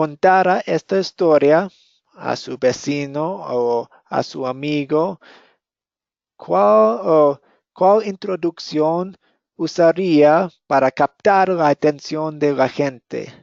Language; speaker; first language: Spanish; non-native, fluent; English